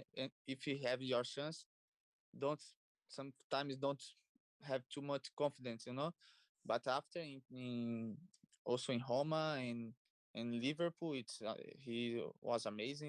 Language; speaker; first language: English; non-native, learner; Portuguese